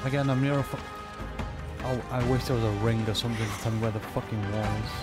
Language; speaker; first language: English; native; English